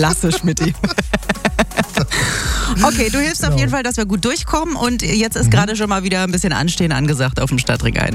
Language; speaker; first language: German; native; German